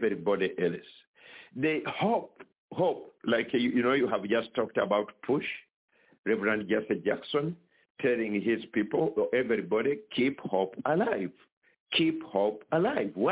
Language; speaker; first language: English; non-native, local second language; Ganda